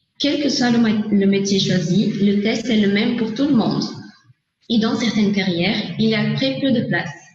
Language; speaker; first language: French; non-native, learner; Portuguese